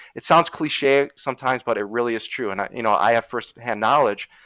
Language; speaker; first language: English; native; English